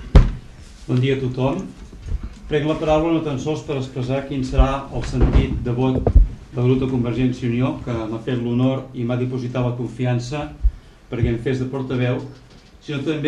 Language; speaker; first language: Catalan; native; Catalan